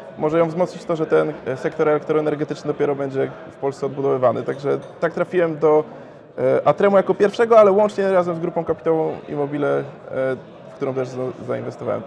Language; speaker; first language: Polish; native; Polish